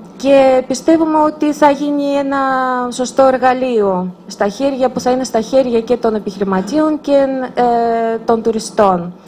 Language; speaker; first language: Greek; non-native, fluent; Russian